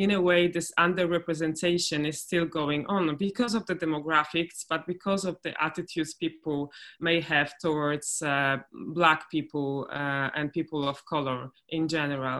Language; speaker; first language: English; non-native, fluent; Polish